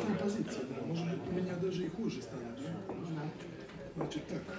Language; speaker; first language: Russian; non-native, learner; Serbian